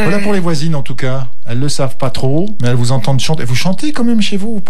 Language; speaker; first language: French; native; French